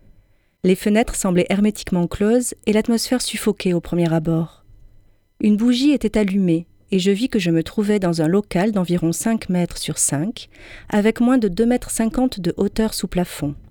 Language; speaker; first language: French; native; French